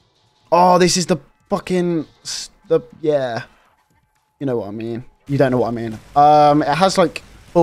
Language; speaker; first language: English; native; English